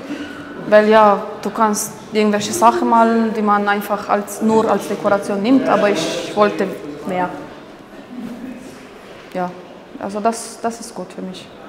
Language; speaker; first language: German; non-native, fluent; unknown